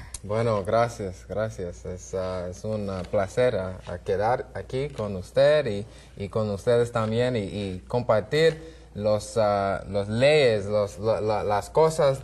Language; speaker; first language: Spanish; non-native, learner; English